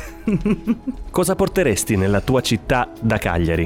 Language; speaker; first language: Italian; native; Italian